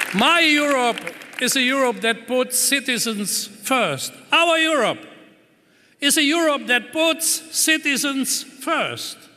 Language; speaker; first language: English; non-native, fluent; German